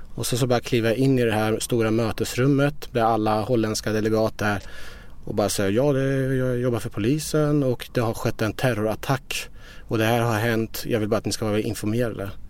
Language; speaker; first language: Swedish; early bilingual, other home language; Persian